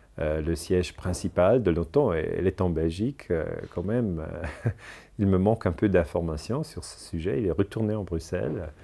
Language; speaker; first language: French; non-native, local second language; German